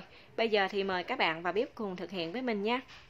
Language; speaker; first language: Vietnamese; native; Vietnamese